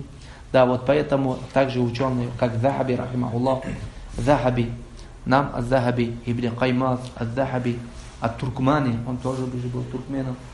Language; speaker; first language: Russian; non-native, local second language; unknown